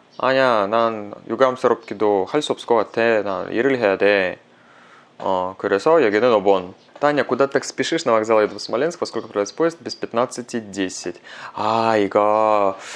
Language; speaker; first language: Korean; non-native, fluent; Russian